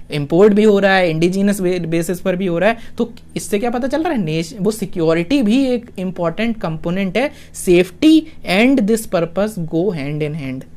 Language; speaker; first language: Hindi; native; Hindi